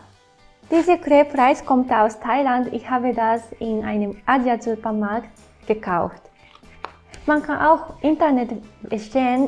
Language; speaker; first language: German; non-native, fluent; Japanese